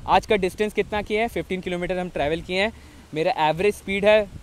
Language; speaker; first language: Hindi; native; Hindi